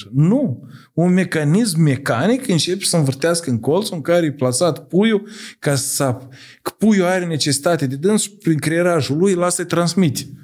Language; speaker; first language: Romanian; native; Romanian